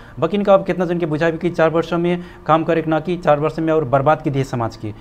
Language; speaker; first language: Bhojpuri; non-native, local second language; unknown